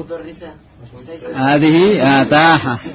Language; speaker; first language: Arabic; non-native, learner; Indonesian